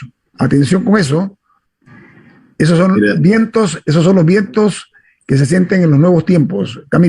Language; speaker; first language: Spanish; native; Spanish